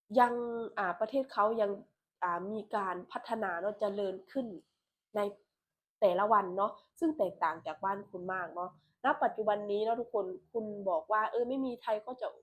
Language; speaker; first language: Thai; non-native, local second language; Lao